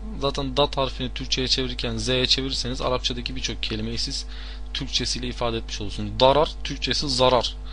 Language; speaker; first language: Turkish; non-native, fluent; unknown